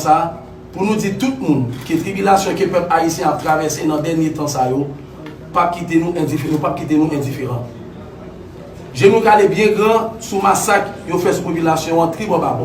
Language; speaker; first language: Haitian Creole; native; Haitian Creole